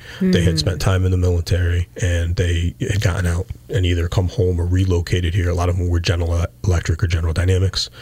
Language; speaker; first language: English; native; English